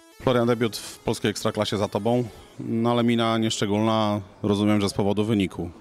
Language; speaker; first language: Polish; native; Polish